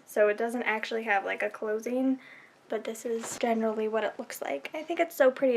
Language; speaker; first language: English; native; English